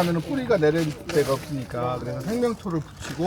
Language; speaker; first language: Korean; native; Korean